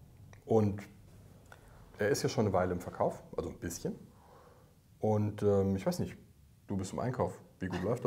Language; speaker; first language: German; native; German